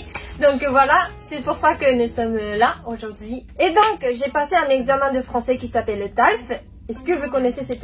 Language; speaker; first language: French; non-native, fluent; Japanese